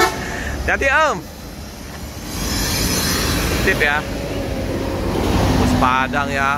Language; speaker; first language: Indonesian; native; Indonesian